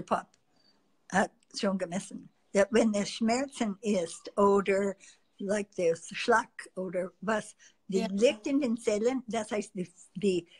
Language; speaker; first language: German; non-native, fluent; English